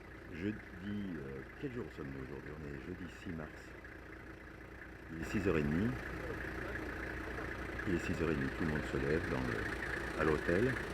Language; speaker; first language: French; native; French